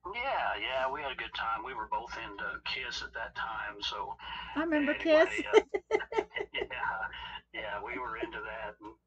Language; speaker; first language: English; native; English